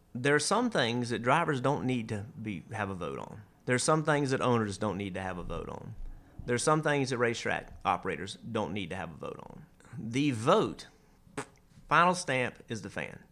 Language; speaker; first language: English; native; English